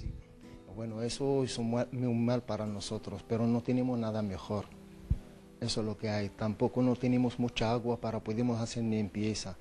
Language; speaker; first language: Spanish; non-native, learner; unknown